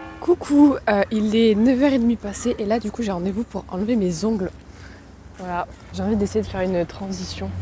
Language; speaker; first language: French; native; French